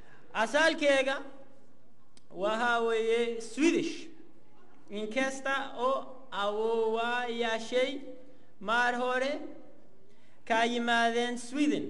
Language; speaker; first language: Somali; non-native, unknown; Spanish